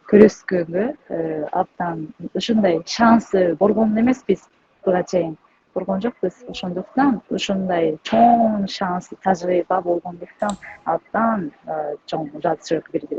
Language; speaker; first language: Kyrgyz; non-native, learner; Japanese